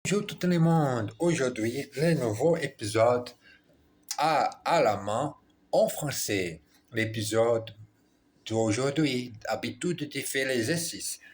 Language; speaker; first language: French; non-native, learner; Portuguese